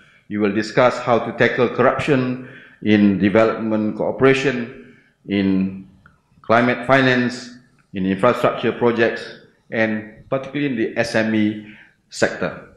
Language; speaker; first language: English; non-native, local second language; Malay